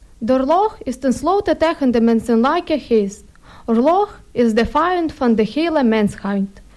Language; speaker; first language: Dutch; non-native, learner; Ukrainian